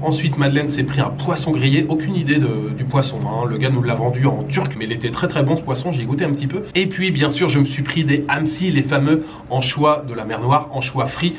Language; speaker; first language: French; native; French